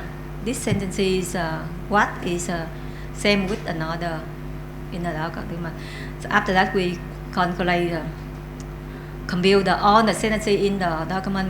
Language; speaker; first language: English; non-native, learner; Vietnamese